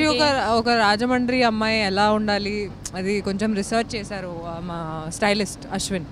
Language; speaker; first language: Telugu; non-native, fluent; Hindi